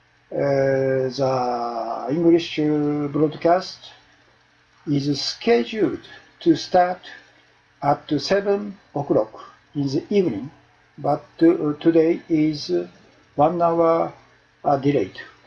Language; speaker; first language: English; non-native, learner; Japanese